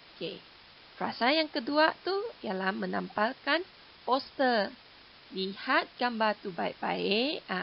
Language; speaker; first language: Malay; non-native, local second language; Chinese